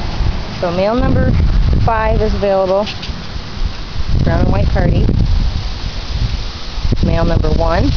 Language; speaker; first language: English; native; English